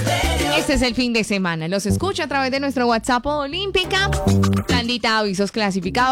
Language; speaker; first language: Spanish; native; Spanish